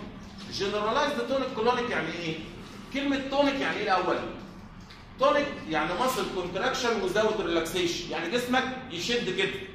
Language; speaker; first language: Arabic; native; Arabic